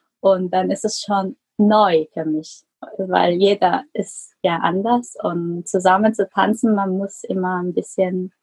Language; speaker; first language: German; non-native, fluent; Korean